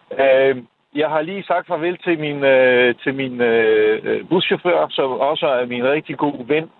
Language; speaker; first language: Danish; non-native, fluent; Polish